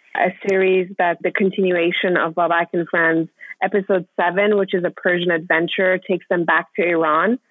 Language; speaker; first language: English; non-native, fluent; Persian